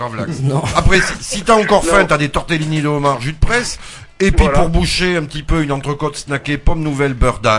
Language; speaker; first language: French; native; French